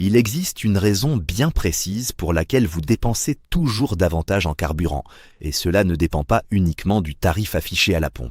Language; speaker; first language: French; native; French